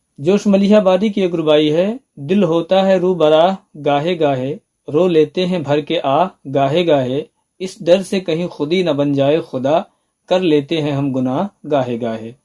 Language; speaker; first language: Urdu; native; Urdu